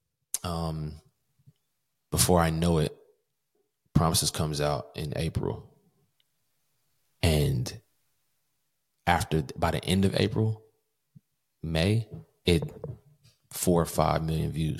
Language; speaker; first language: English; native; English